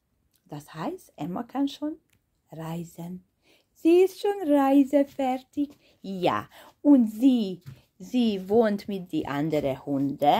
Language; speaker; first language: German; non-native, learner; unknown